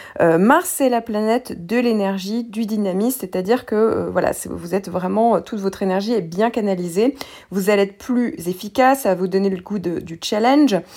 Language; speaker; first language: French; native; French